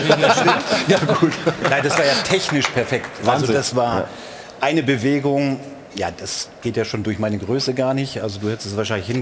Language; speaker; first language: German; native; German